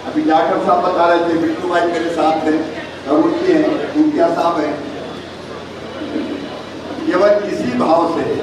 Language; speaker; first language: Hindi; native; Hindi